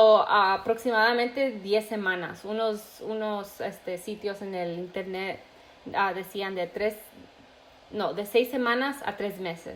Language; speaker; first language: Spanish; early bilingual, heritage; Spanish